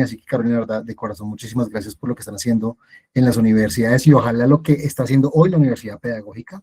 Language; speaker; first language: Spanish; native; Spanish